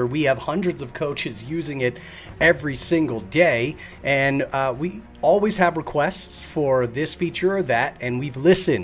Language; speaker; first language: English; native; English